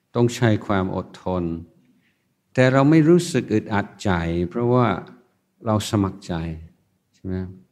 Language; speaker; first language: Thai; non-native, fluent; English